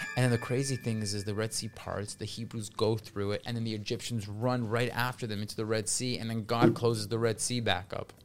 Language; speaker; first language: English; early bilingual, other home language; Russian